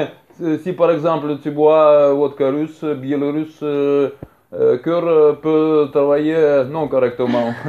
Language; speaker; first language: French; non-native, learner; Russian